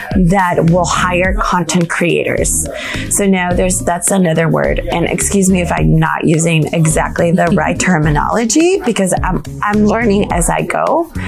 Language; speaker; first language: English; non-native, fluent; Spanish